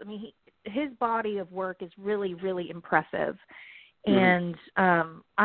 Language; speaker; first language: English; native; English